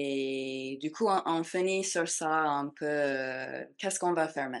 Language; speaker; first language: French; non-native, fluent; English